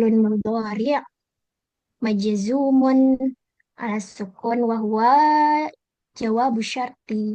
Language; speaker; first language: Arabic; non-native, learner; Indonesian